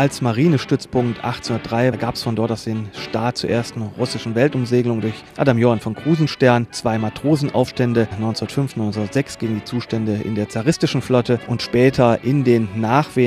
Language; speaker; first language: German; native; German